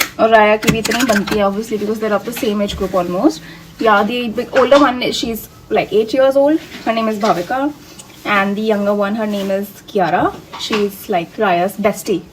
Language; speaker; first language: Hindi; native; Hindi